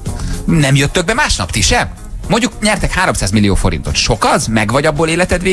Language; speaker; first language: Hungarian; native; Hungarian